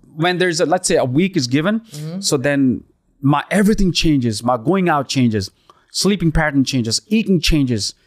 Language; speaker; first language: English; non-native, local second language; Punjabi